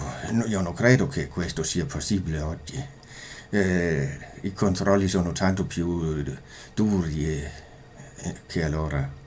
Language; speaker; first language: Italian; non-native, fluent; Danish